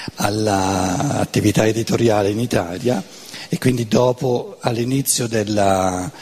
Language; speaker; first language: Italian; non-native, local second language; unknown